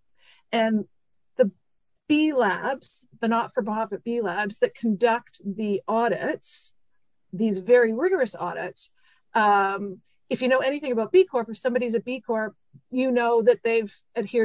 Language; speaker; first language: English; native; English